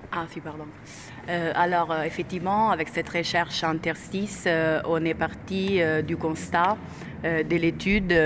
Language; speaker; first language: French; non-native, fluent; Italian